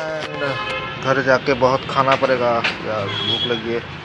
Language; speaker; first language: Hindi; non-native, local second language; Bangla